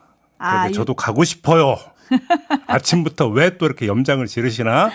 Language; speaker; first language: Korean; native; Korean